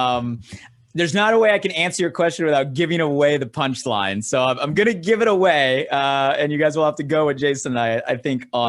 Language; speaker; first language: English; native; English